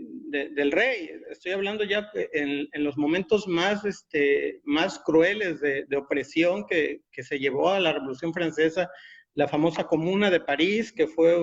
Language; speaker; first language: Spanish; native; Spanish